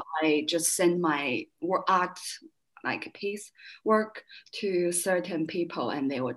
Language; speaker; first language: English; non-native, fluent; Chinese